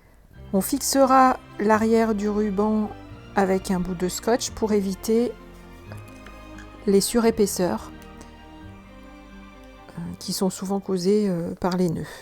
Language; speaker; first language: French; native; French